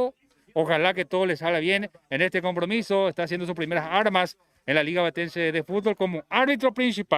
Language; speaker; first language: Spanish; native; Spanish